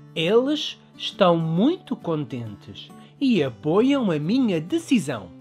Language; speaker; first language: Portuguese; early bilingual, other home language; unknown